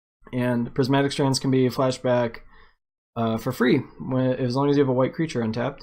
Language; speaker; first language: English; native; English